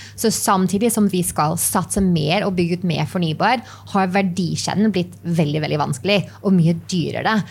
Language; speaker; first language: Norwegian; non-native, fluent; English